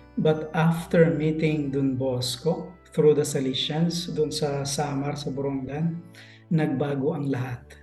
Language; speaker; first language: Filipino; non-native, local second language; Waray